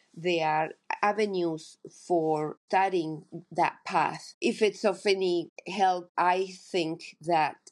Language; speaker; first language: English; non-native, fluent; Spanish